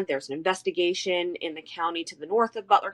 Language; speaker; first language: English; native; English